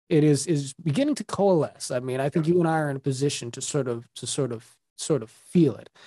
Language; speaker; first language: English; native; English